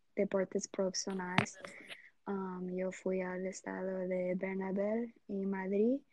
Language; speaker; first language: Spanish; non-native, learner; Portuguese